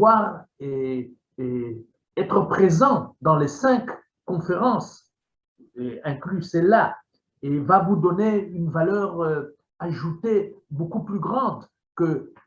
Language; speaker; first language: French; non-native, fluent; Hebrew